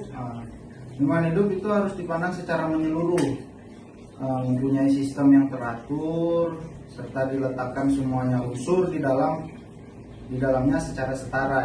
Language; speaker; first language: Indonesian; native; Indonesian